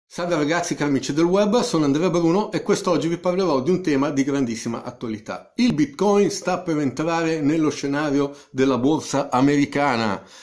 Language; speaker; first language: Italian; native; Italian